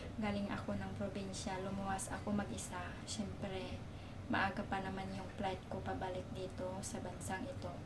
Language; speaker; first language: Filipino; non-native, local second language; Cebuano